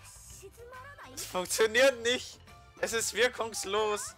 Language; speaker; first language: German; native; German